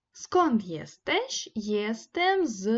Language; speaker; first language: Polish; non-native, fluent; Ukrainian